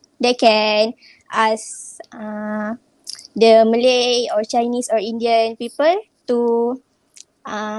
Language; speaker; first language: English; non-native, local second language; Malay